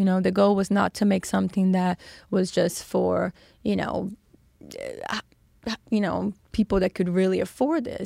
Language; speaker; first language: English; non-native, fluent; Portuguese